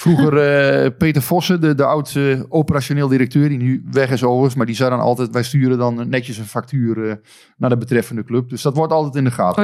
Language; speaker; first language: Dutch; native; Dutch